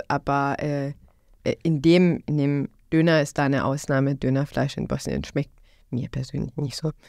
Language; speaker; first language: German; non-native, fluent; Bosnian